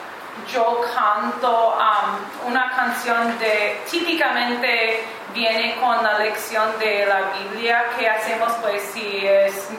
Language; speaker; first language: Spanish; non-native, learner; English